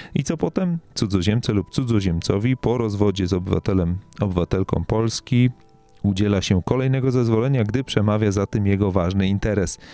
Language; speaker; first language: Polish; native; Polish